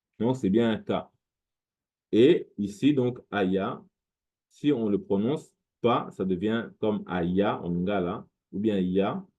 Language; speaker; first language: French; non-native, local second language; Lingala